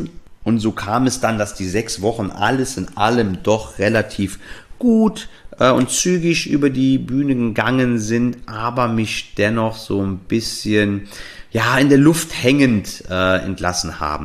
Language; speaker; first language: German; native; German